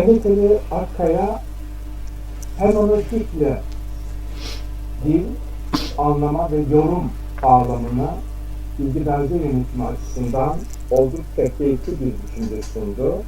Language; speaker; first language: Turkish; native; Turkish